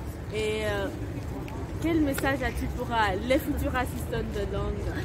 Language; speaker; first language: French; non-native, fluent; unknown